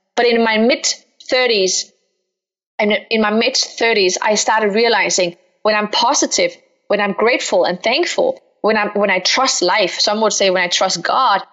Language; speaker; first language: English; non-native, fluent; Danish